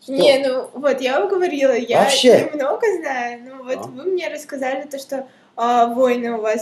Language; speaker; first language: Russian; native; Russian